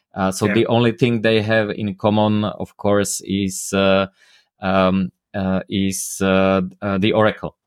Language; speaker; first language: English; non-native, fluent; Slovak